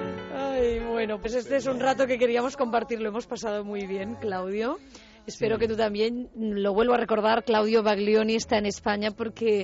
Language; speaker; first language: Spanish; native; Spanish